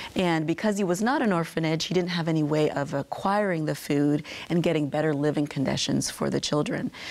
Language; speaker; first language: English; native; English